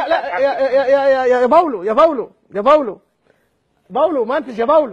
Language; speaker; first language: Arabic; native; Arabic